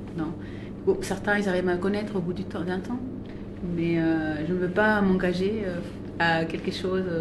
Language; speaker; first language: French; non-native, fluent; Spanish